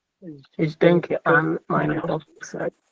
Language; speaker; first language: German; non-native, learner; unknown